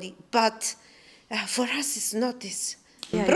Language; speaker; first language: English; non-native, learner; Italian